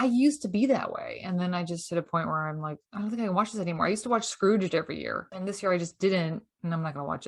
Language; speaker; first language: English; native; English